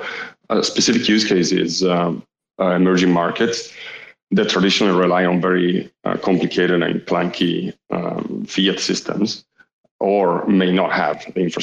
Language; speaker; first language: English; non-native, fluent; Italian